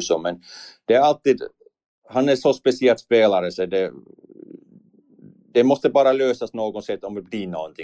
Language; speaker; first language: Swedish; non-native, learner; Finnish